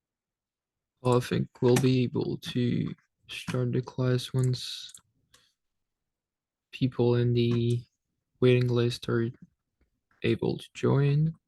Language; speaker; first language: English; non-native, fluent; French